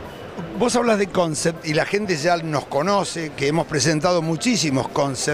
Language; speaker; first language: Spanish; native; Spanish